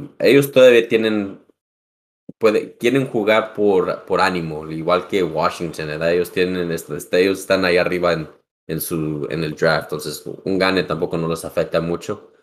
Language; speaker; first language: Spanish; early bilingual, heritage; Spanish